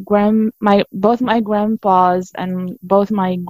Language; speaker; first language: English; non-native, fluent; Arabic